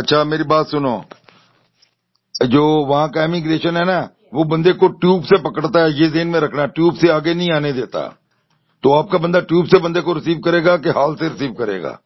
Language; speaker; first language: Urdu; non-native, local second language; Punjabi